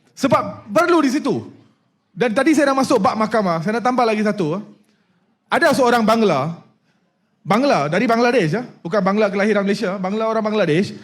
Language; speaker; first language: Malay; non-native, local second language; Punjabi